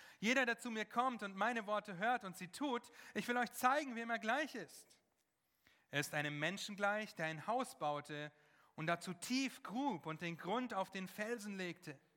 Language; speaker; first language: German; non-native, fluent; English